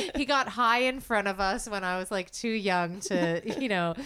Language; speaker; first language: English; native; English